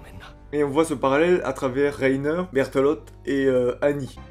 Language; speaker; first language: French; native; French